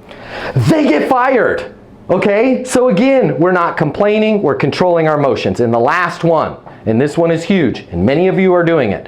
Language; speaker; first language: English; native; English